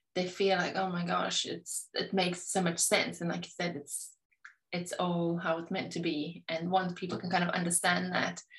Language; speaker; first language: English; native; English